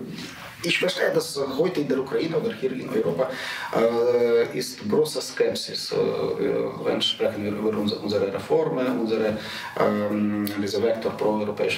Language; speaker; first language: German; non-native, learner; Ukrainian